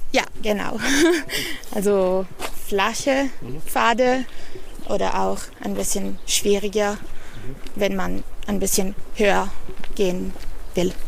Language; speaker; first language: German; non-native, fluent; Italian